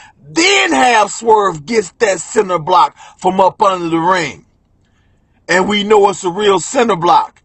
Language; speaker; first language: English; native; English